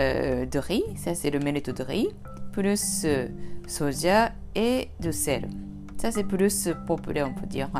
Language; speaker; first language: French; non-native, fluent; Japanese